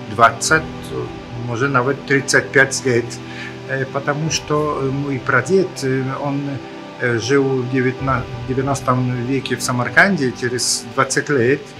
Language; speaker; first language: Polish; non-native, learner; Russian